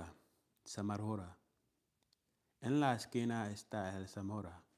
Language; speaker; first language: Spanish; non-native, learner; English